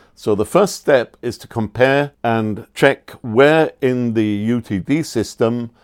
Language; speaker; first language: English; native; English